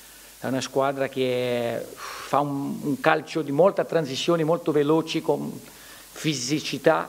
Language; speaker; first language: Italian; non-native, fluent; Portuguese